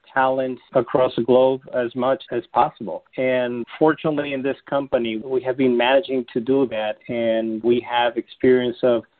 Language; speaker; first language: English; native; English